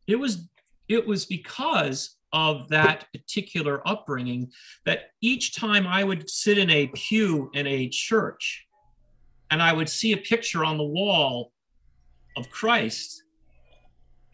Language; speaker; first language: English; native; English